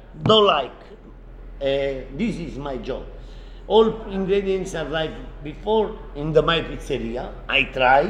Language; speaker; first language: English; non-native, learner; Italian